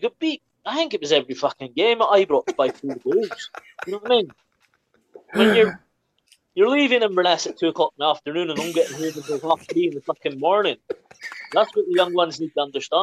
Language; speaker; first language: English; native; English